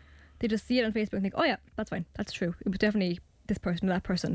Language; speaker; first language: English; native; English